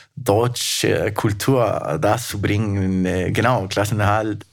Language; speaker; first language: German; non-native, fluent; Spanish